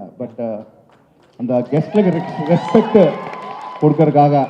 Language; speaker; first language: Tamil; non-native, learner; Telugu